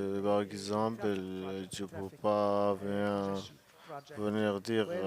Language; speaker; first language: French; non-native, learner; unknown